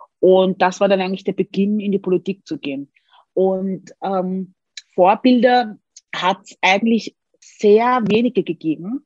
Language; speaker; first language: German; early bilingual, other home language; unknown